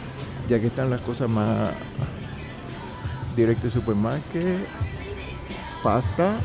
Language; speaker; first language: Spanish; early bilingual, heritage; Spanish